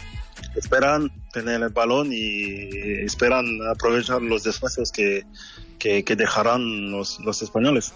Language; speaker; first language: Spanish; non-native, fluent; French